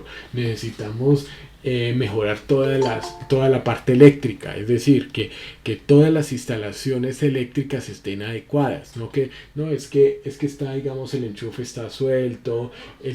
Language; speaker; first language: Spanish; native; Spanish